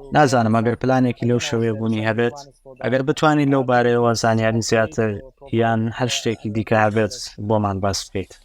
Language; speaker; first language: Central Kurdish; native; Central Kurdish